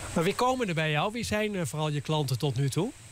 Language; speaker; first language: Dutch; native; Dutch